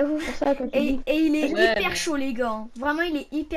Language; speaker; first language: French; native; French